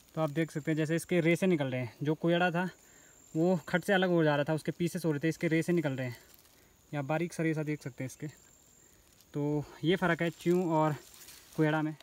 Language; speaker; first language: Hindi; native; Hindi